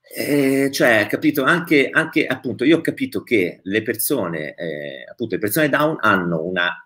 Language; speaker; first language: Italian; native; Italian